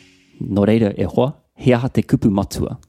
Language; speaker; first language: Māori; non-native, learner; English